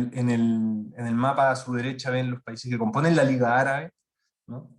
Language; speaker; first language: Spanish; native; Spanish